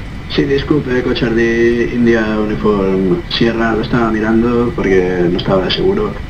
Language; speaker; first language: Spanish; native; Spanish